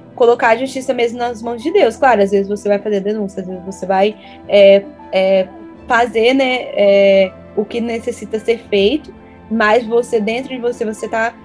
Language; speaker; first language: Portuguese; native; Portuguese